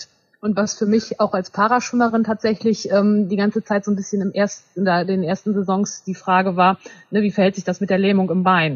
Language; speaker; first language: German; native; German